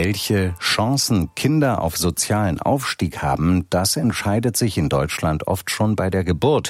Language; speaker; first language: German; native; German